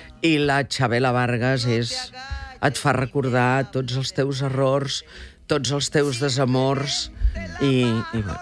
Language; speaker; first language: Catalan; early bilingual, heritage; Catalan